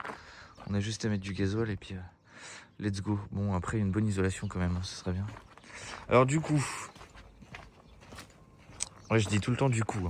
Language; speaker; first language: French; native; French